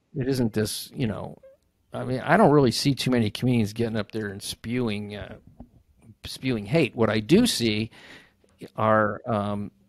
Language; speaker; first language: English; native; English